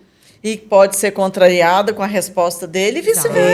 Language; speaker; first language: Portuguese; native; Portuguese